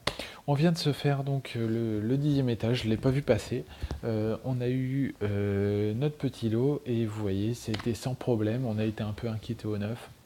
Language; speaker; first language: French; native; French